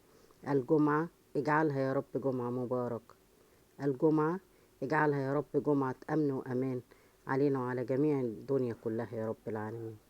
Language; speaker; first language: Arabic; native; Arabic